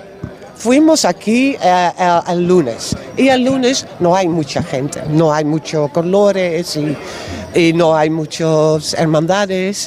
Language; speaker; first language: Spanish; non-native, learner; Dutch